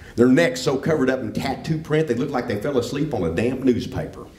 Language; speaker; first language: English; native; English